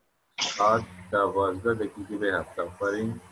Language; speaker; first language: Persian; non-native, fluent; Urdu